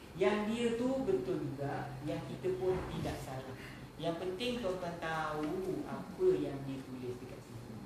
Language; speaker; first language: Malay; native; Malay